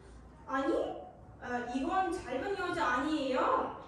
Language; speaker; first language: Korean; non-native, learner; Uzbek